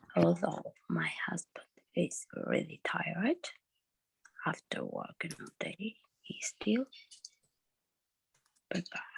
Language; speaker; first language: English; non-native, learner; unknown